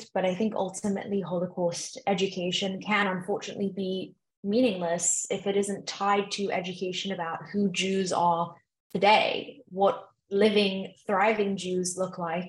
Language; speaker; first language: English; native; English